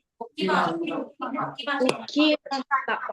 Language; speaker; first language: Japanese; non-native, learner; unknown